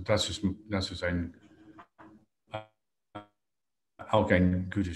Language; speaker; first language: German; non-native, learner; English